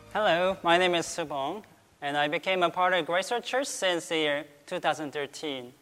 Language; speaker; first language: English; early bilingual, other home language; Korean